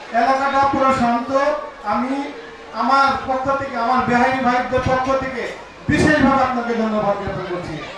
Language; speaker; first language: Bangla; non-native, local second language; Urdu